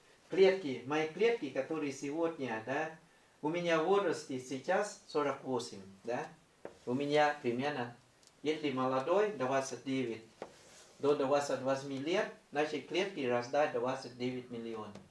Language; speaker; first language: Russian; non-native, fluent; Thai